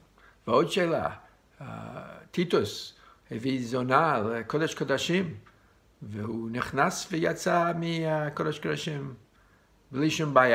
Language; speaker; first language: Hebrew; non-native, fluent; English